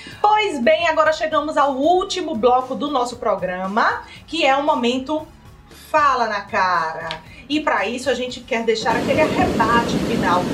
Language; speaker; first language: Portuguese; native; Portuguese